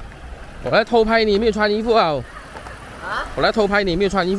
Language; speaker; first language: Chinese; native; Chinese